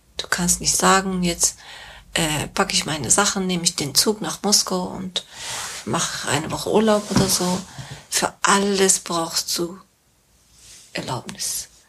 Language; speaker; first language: German; non-native, fluent; Persian